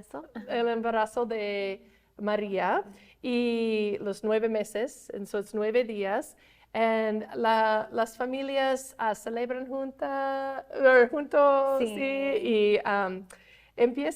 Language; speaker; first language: Spanish; non-native, fluent; English